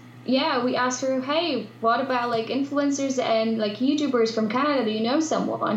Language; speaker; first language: English; non-native, fluent; Polish